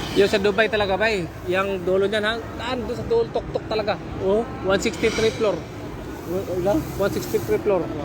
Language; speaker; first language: Filipino; native; Filipino